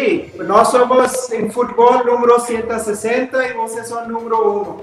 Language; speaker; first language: Portuguese; non-native, fluent; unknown